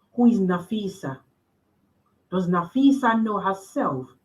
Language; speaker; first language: English; non-native, local second language; Yoruba